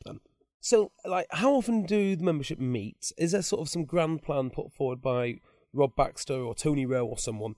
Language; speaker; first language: English; native; English